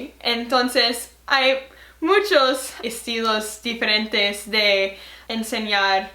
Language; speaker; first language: Spanish; non-native, learner; English